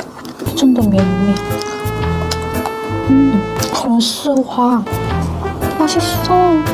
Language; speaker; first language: Chinese; non-native, learner; Korean